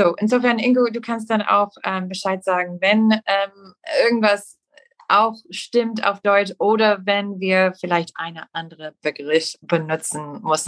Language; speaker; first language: German; non-native, fluent; English